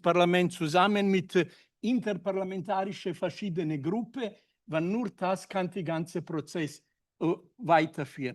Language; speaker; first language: German; non-native, learner; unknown